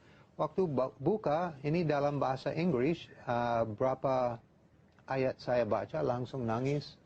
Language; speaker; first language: Indonesian; non-native, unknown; English